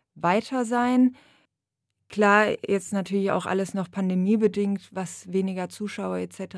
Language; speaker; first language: German; native; German